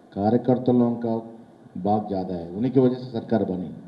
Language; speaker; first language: Hindi; non-native, local second language; Telugu